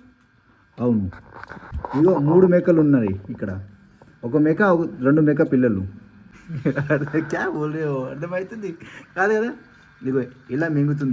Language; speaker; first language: Telugu; non-native, learner; Marwari